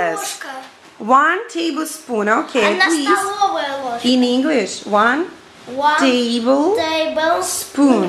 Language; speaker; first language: English; non-native, fluent; Russian